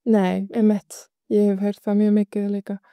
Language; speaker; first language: Icelandic; non-native, fluent; Arabic